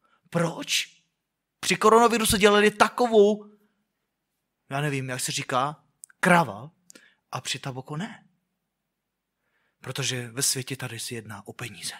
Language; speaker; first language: Czech; non-native, fluent; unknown